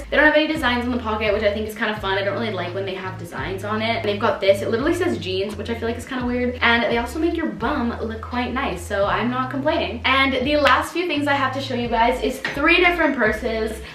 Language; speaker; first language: English; native; English